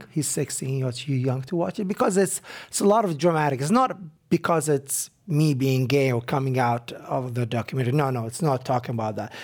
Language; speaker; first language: English; non-native, fluent; Arabic